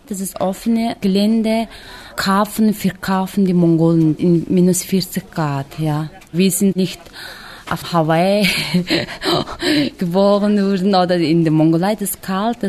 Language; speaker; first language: German; non-native, fluent; Mongolian